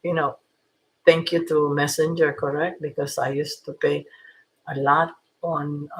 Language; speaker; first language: English; non-native, local second language; Filipino